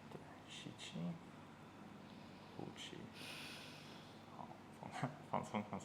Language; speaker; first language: Chinese; non-native, learner; English